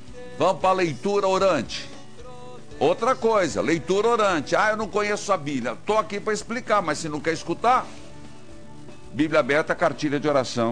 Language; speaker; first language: Portuguese; native; Portuguese